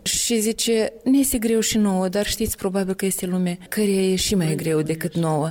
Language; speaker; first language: Romanian; native; Romanian